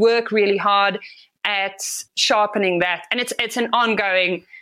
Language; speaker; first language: English; non-native, local second language; Afrikaans